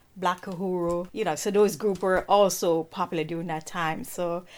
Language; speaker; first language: English; non-native, local second language; Jamaican Creole English